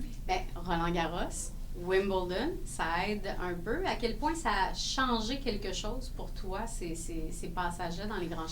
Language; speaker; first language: French; native; French